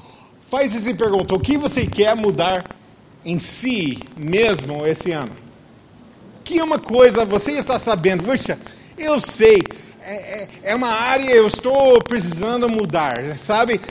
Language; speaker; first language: Portuguese; non-native, fluent; English